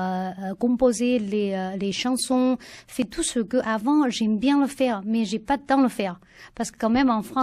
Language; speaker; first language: French; non-native, learner; Chinese